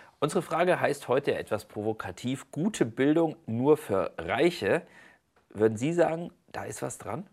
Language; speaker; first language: German; native; German